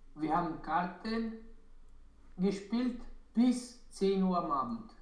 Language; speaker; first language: German; non-native, learner; Romanian